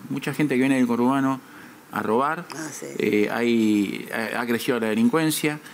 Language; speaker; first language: Spanish; native; Spanish